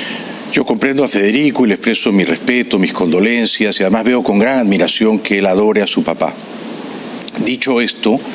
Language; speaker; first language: Spanish; native; Spanish